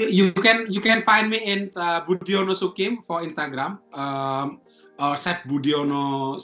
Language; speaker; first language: English; non-native, fluent; Indonesian